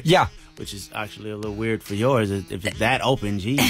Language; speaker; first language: English; native; English